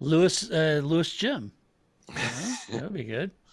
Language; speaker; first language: English; native; English